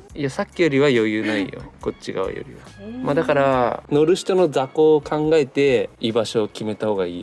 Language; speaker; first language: Japanese; native; Japanese